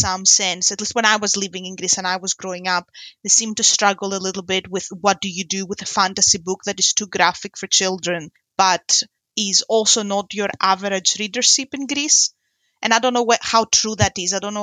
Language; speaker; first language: English; non-native, fluent; Greek